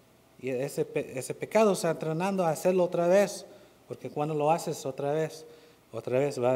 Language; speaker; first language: Spanish; non-native, fluent; English